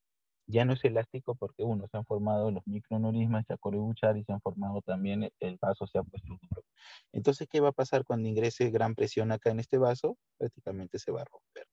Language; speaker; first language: Spanish; native; Spanish